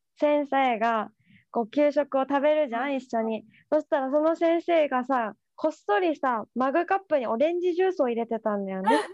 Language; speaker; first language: Japanese; native; Japanese